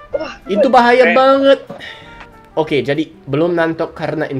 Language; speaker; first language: Indonesian; non-native, learner; English